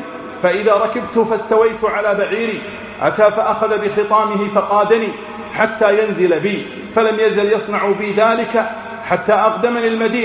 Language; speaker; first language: Arabic; native; Arabic